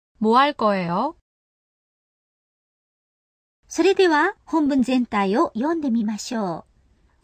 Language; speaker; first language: Japanese; non-native, fluent; Korean